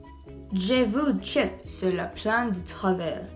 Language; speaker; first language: French; non-native, learner; English